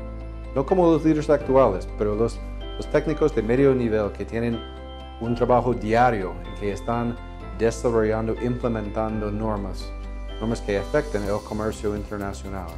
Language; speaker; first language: Spanish; non-native, fluent; English